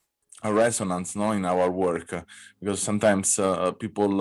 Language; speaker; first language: English; non-native, fluent; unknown